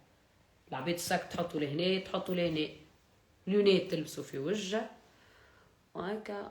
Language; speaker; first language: Arabic; native; Arabic